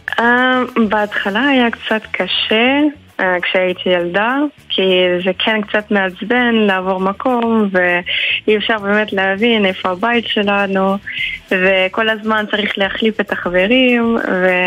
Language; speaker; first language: Hebrew; early bilingual, heritage; Hebrew